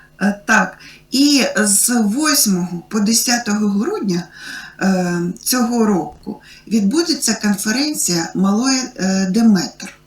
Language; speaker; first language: Ukrainian; native; Ukrainian